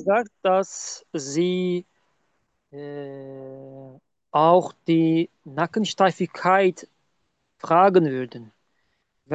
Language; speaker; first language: German; non-native, learner; Turkish